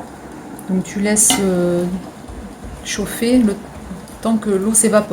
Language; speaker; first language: French; native; French